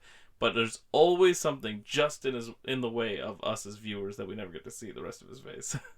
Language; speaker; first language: English; native; English